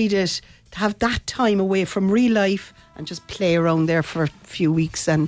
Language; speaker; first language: English; native; English